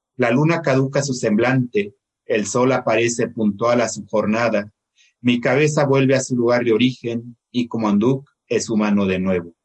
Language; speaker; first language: Spanish; non-native, local second language; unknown